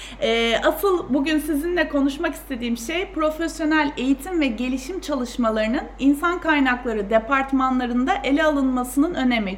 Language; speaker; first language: Turkish; native; Turkish